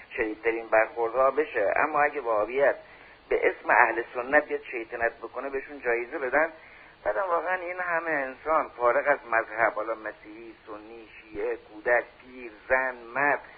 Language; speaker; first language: Persian; native; Persian